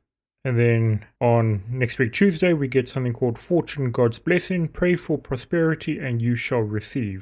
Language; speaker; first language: English; native; English